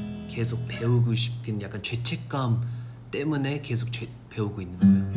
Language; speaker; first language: Korean; non-native, fluent; English